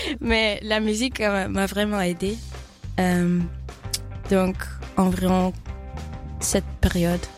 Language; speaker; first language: French; non-native, fluent; Dutch